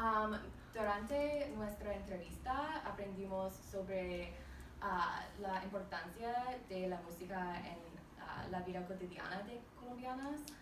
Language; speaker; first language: Spanish; non-native, learner; English